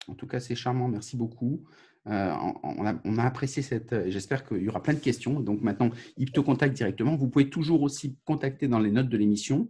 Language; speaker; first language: French; native; French